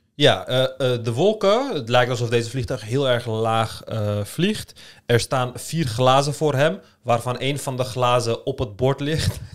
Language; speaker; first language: Dutch; early bilingual, other home language; Turkish